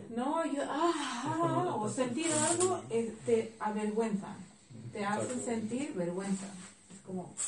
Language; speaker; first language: Spanish; non-native, fluent; Swedish